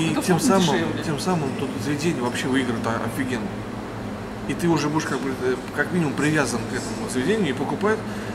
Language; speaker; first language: Russian; native; Russian